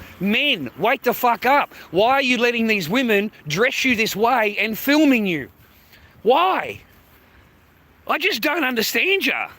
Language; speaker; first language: English; native; English